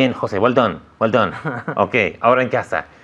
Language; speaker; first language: Spanish; non-native, fluent; English